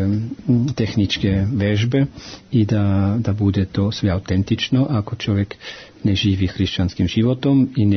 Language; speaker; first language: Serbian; non-native, fluent; German